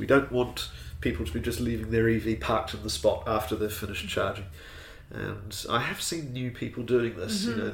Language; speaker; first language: English; native; English